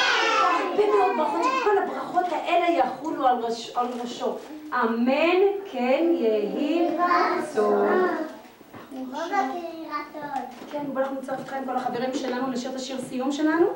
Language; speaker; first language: Hebrew; native; Hebrew